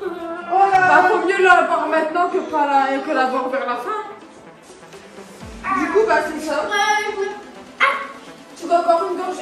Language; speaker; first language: French; native; French